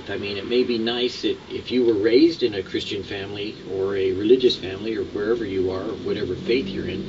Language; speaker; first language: English; native; English